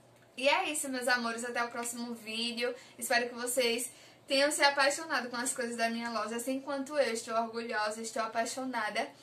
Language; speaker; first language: Portuguese; native; Portuguese